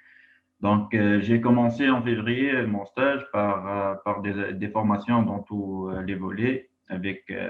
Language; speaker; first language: French; non-native, local second language; Arabic